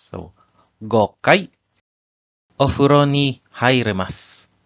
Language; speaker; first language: Japanese; non-native, learner; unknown